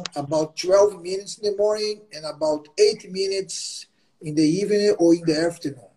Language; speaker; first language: English; non-native, learner; Portuguese